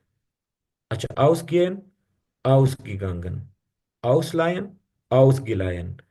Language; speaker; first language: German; non-native, fluent; Urdu